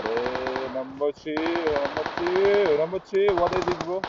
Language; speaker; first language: English; non-native, learner; Nepali